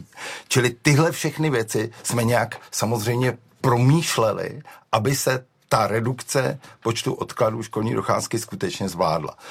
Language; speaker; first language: Czech; native; Czech